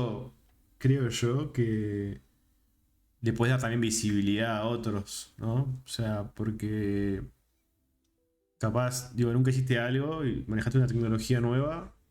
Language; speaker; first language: Spanish; native; Spanish